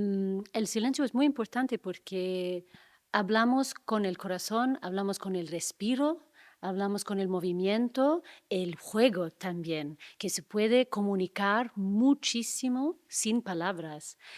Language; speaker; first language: Spanish; non-native, fluent; Italian